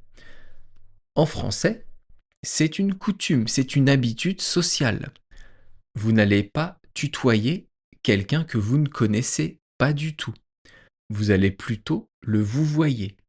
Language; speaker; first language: French; native; French